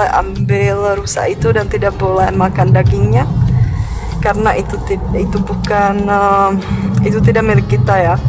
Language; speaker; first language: Indonesian; non-native, fluent; Czech